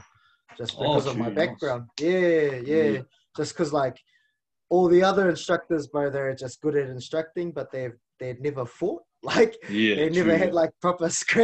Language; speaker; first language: English; non-native, local second language; Māori